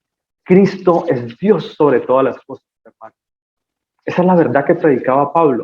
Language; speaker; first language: Spanish; native; Spanish